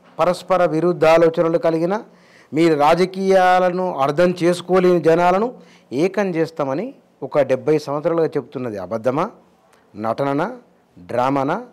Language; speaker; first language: Telugu; native; Telugu